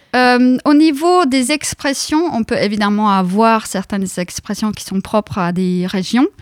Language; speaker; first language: French; non-native, fluent; Norwegian